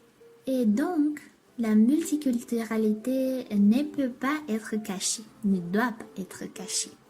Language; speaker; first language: French; non-native, learner; Romanian